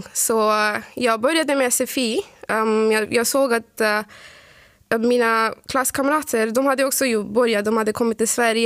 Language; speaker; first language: Swedish; non-native, fluent; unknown